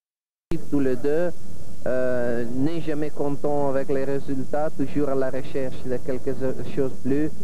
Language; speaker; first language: French; non-native, fluent; Italian